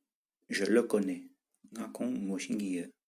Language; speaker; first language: French; non-native, fluent; Tibetan